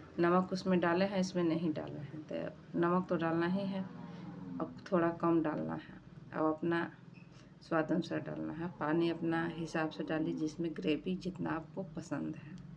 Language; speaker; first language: Hindi; native; Hindi